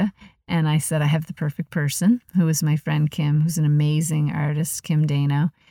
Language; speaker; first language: English; native; English